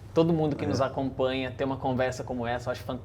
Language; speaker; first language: Portuguese; native; Portuguese